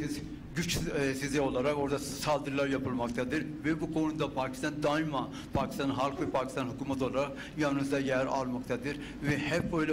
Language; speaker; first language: Turkish; non-native, fluent; Urdu